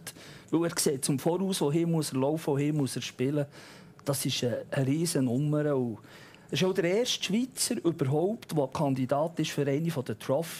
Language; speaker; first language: German; native; German